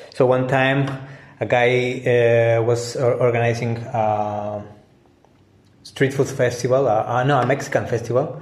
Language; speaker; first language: English; non-native, fluent; Spanish